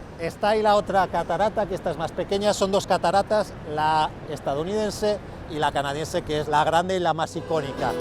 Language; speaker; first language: Spanish; native; Spanish